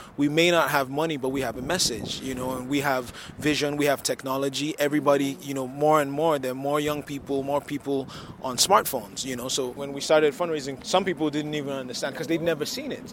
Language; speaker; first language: English; non-native, local second language; Yoruba